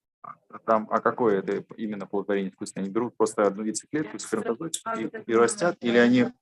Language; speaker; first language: Russian; native; Russian